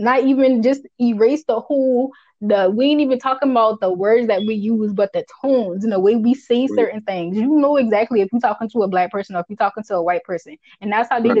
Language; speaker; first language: English; early bilingual, other home language; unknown